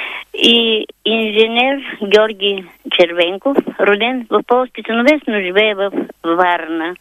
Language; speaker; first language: Bulgarian; native; Bulgarian